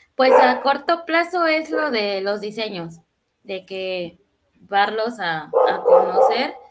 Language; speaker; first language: Spanish; native; Spanish